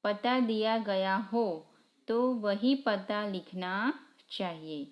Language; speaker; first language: Hindi; non-native, local second language; Gujarati